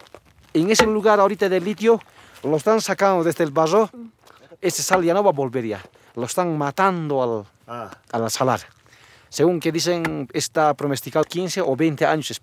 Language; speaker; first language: Spanish; non-native, local second language; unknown